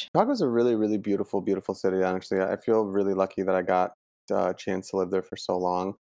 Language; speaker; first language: English; early bilingual, other home language; Italian